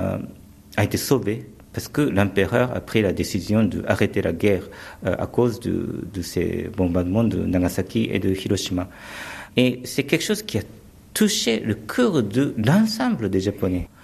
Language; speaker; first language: French; early bilingual, other home language; Japanese